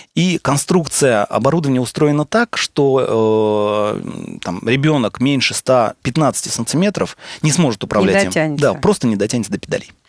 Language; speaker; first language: Russian; native; Russian